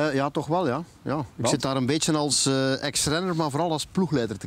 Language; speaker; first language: Dutch; native; Dutch